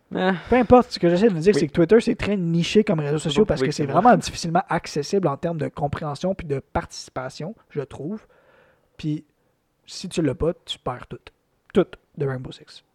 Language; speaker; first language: French; native; French